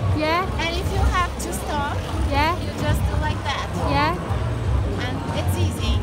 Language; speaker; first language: English; non-native, learner; Portuguese